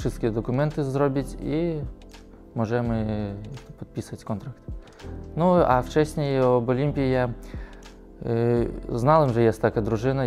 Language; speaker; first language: Polish; non-native, learner; Russian